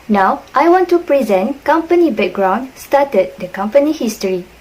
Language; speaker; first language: English; non-native, learner; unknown